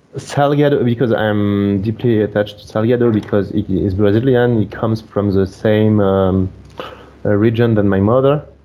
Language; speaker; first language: English; non-native, fluent; French